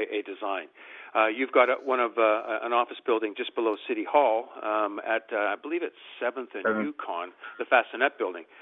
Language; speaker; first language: English; native; English